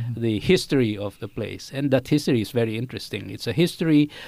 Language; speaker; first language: English; non-native, local second language; Filipino